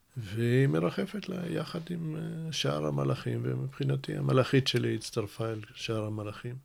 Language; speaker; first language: Hebrew; early bilingual, other home language; Russian